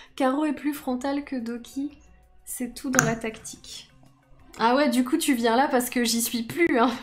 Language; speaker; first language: French; native; French